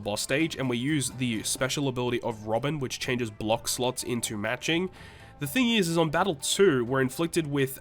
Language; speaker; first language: English; native; English